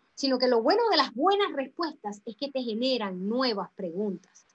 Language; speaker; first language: Spanish; native; Spanish